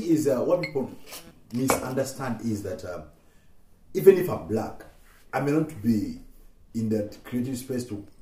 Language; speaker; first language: English; non-native, local second language; Ganda